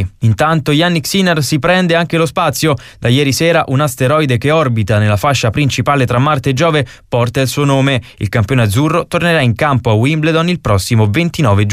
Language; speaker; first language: Italian; native; Italian